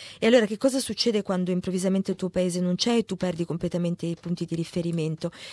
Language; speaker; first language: Italian; early bilingual, heritage; Italian